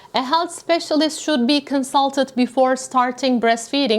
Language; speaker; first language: English; non-native, fluent; Turkish